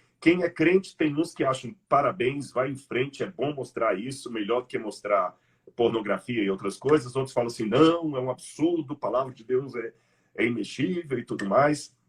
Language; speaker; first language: Portuguese; native; Portuguese